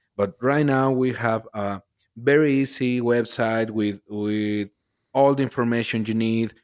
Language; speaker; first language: English; non-native, learner; Spanish